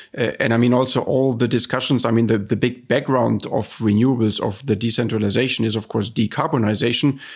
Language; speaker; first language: English; non-native, fluent; German